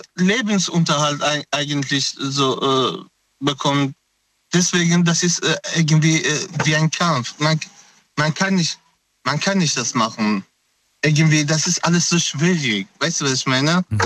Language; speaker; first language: German; non-native, learner; Persian